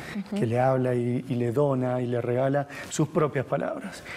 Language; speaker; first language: Spanish; native; Spanish